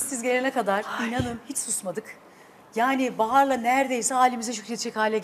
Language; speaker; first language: Turkish; native; Turkish